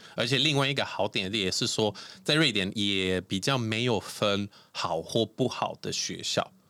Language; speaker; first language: Chinese; non-native, fluent; Swedish